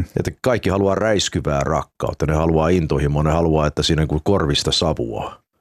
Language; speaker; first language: Finnish; early bilingual, heritage; Finnish